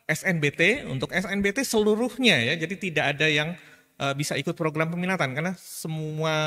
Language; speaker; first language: Indonesian; native; Indonesian